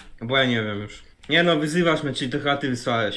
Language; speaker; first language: Polish; native; Polish